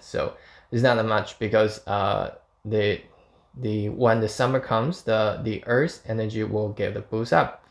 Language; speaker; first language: English; non-native, fluent; Chinese